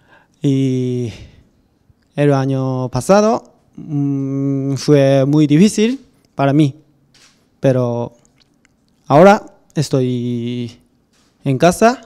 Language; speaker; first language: Spanish; non-native, learner; Japanese